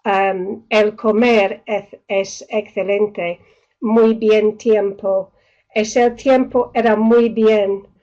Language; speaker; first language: Spanish; non-native, fluent; English